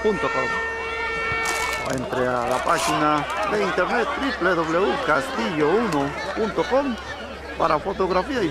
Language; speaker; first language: Spanish; native; Spanish